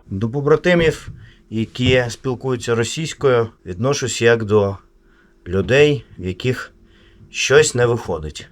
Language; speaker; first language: Ukrainian; non-native, local second language; Russian